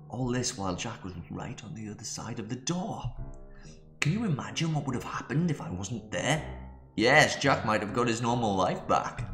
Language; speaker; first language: English; native; English